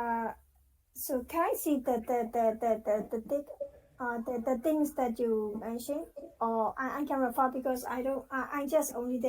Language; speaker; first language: English; non-native, fluent; Burmese